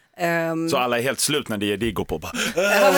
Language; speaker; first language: Swedish; native; Swedish